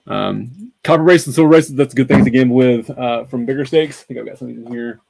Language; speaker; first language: English; native; English